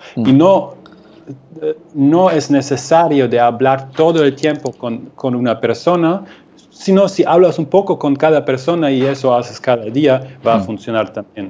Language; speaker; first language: Spanish; non-native, fluent; German